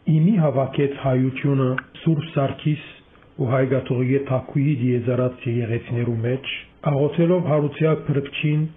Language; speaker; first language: Armenian; early bilingual, heritage; Armenian